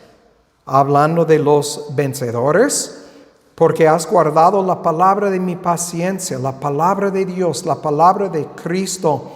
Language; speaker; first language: Spanish; non-native, fluent; English